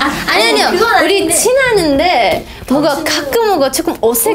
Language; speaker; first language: Korean; non-native, fluent; Japanese